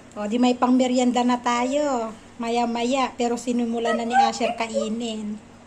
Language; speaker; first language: Filipino; native; Filipino